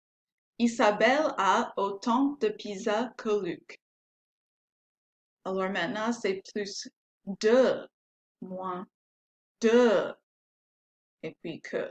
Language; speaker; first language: French; non-native, fluent; English